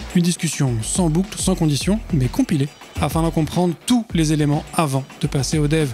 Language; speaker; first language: French; native; French